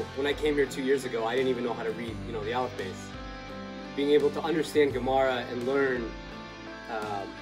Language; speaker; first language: English; native; English